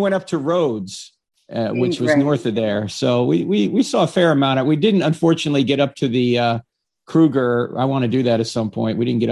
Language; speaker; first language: English; native; English